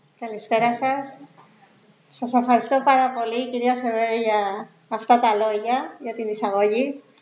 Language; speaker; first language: Greek; non-native, fluent; Spanish